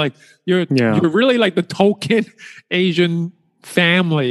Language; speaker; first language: English; early bilingual, other home language; Chinese